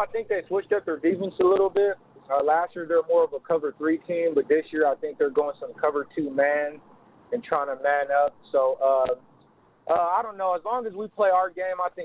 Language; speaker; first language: English; early bilingual, other home language; Lingala